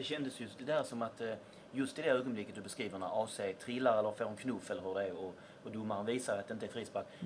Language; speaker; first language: Swedish; native; Swedish